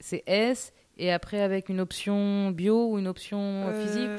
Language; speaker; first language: French; native; French